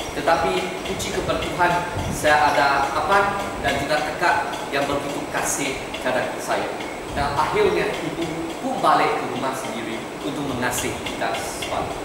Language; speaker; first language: Malay; non-native, local second language; Chinese